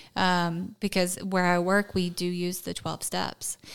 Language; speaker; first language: English; native; English